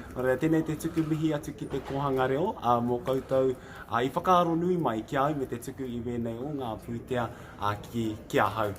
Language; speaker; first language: Māori; native; Māori